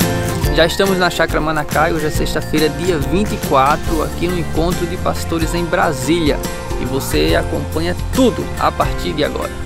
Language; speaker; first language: Portuguese; native; Portuguese